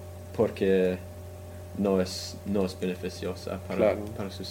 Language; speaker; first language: Spanish; non-native, fluent; English